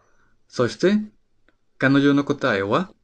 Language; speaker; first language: Japanese; non-native, fluent; Spanish